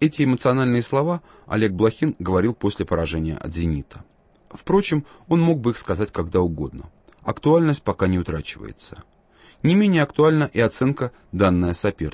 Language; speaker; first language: Russian; native; Russian